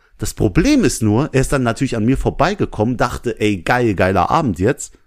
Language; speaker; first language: German; early bilingual, other home language; Urdu